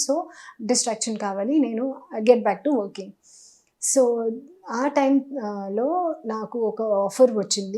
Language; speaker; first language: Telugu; non-native, local second language; Hindi